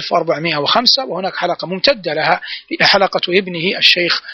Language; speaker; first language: Arabic; native; Arabic